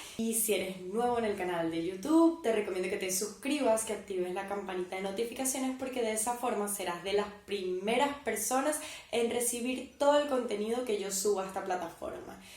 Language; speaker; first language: Spanish; native; Spanish